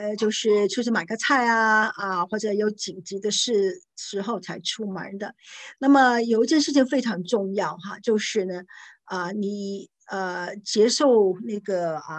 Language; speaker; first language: Chinese; non-native, local second language; Cantonese